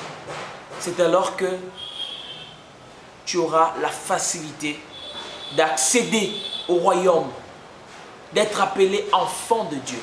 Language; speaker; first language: French; non-native, local second language; Lingala